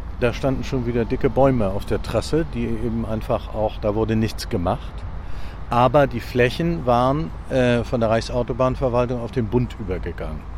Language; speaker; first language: German; native; German